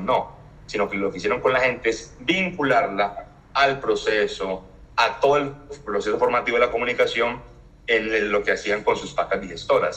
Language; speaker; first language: Spanish; native; Spanish